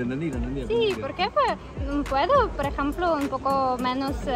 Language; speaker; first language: Spanish; non-native, learner; Ukrainian